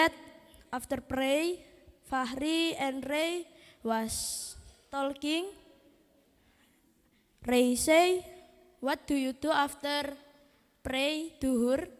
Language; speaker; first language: English; non-native, learner; Indonesian